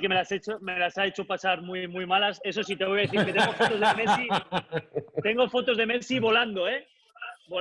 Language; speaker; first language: Spanish; native; Spanish